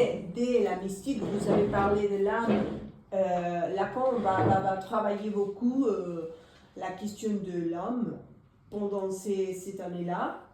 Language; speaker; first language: French; non-native, fluent; Spanish